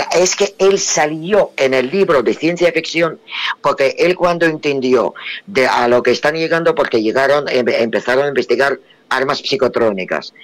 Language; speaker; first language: Spanish; non-native, fluent; Russian